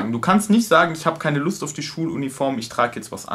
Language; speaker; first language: German; native; German